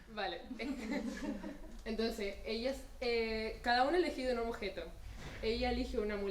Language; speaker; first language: Spanish; native; Spanish